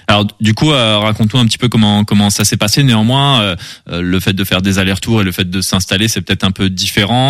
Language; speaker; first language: French; native; French